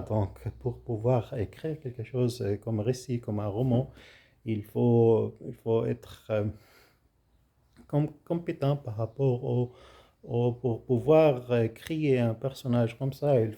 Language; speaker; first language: French; non-native, fluent; Arabic